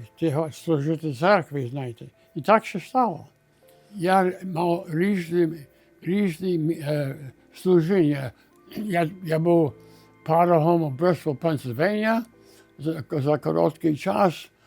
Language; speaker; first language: Ukrainian; early bilingual, heritage; Ukrainian